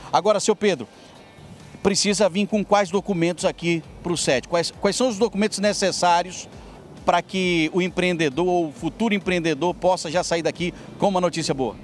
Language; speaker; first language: Portuguese; native; Portuguese